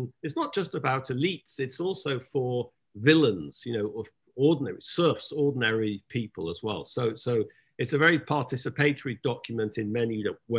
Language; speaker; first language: English; native; English